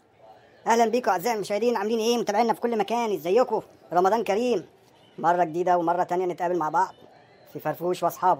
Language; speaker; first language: Arabic; native; Arabic